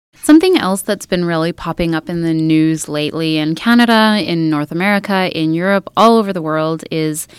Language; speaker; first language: English; native; English